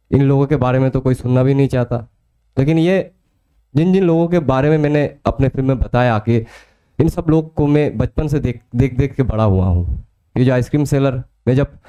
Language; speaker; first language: Hindi; non-native, local second language; Bangla